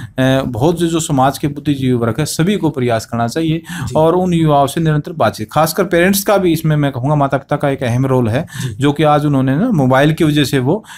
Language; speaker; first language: Hindi; native; Hindi